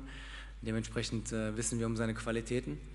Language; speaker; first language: German; native; German